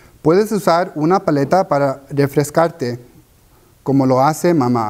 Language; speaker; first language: Spanish; early bilingual, heritage; Spanish